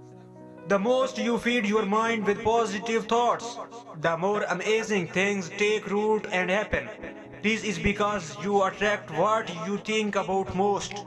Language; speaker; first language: English; non-native, local second language; Urdu